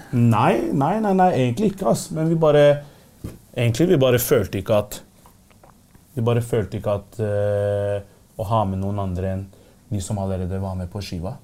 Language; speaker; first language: Norwegian; early bilingual, other home language; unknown